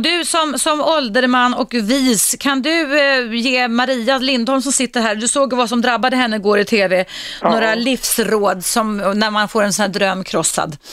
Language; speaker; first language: Swedish; native; Swedish